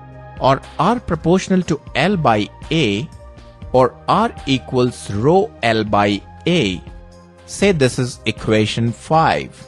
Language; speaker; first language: English; non-native, local second language; Telugu